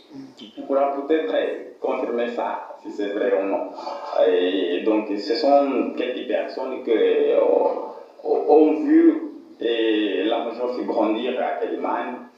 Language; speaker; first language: French; non-native, fluent; Portuguese